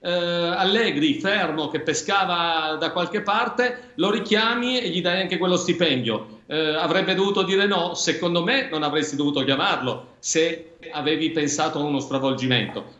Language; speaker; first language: Italian; native; Italian